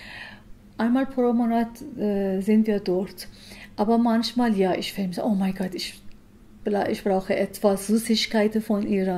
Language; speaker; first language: German; non-native, learner; Persian